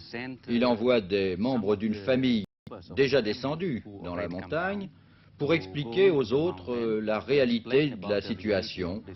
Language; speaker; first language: French; native; French